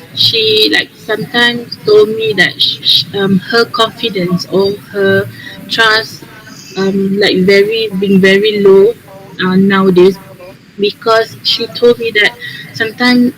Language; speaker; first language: English; non-native, learner; Malay